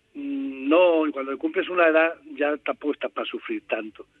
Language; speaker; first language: Spanish; native; Spanish